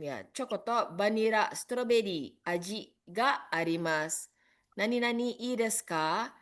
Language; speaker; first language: Japanese; non-native, fluent; Indonesian